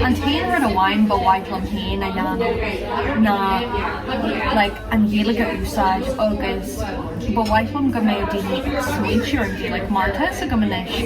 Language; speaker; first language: Irish; non-native, local second language; English